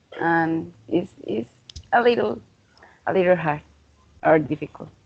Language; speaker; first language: English; non-native, learner; Spanish